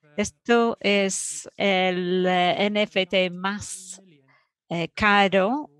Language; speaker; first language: Spanish; non-native, fluent; Dutch